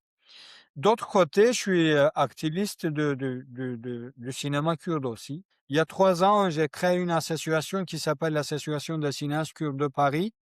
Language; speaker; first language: French; non-native, learner; Kurdish